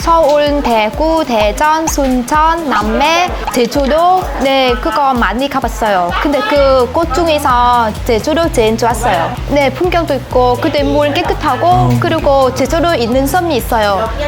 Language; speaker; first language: Korean; non-native, fluent; Vietnamese